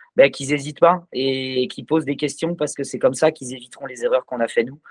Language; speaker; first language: French; native; French